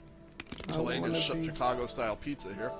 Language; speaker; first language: English; native; English